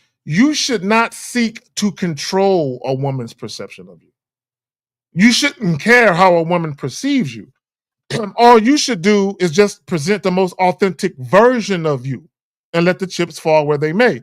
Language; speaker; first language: English; native; English